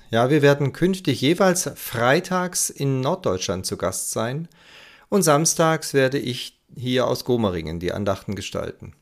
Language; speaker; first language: German; native; German